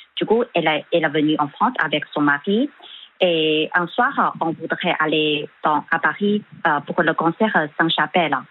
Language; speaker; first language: French; non-native, fluent; Chinese